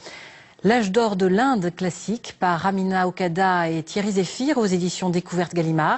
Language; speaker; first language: French; native; French